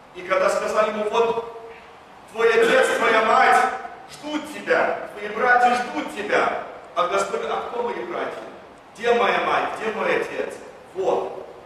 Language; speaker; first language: Russian; early bilingual, heritage; Russian